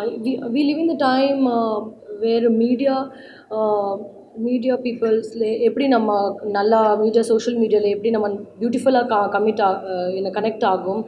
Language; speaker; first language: Tamil; non-native, learner; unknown